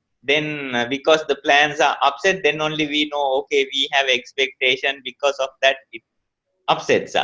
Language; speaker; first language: English; non-native, local second language; Sinhala